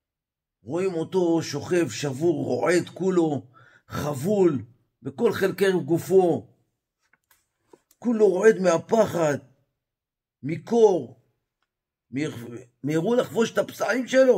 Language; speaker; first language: Hebrew; native; Hebrew